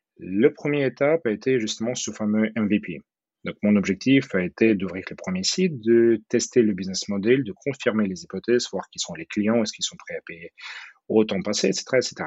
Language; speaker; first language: French; non-native, fluent; Russian